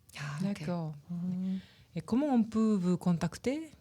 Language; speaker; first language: French; non-native, learner; Japanese